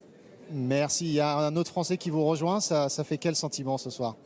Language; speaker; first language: French; native; French